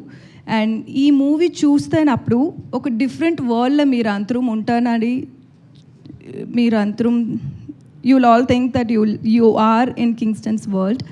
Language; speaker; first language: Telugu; non-native, learner; Tamil